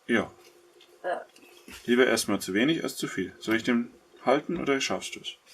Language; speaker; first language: German; native; German